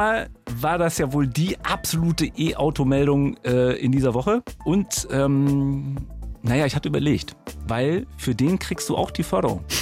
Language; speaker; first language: German; native; German